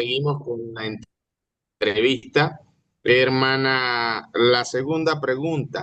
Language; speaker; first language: Spanish; native; Spanish